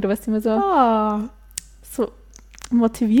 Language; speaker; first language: German; native; German